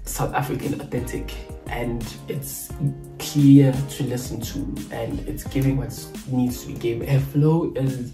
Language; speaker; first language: English; non-native, local second language; Zulu